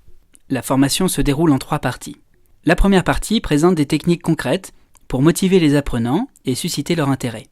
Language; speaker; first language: French; native; French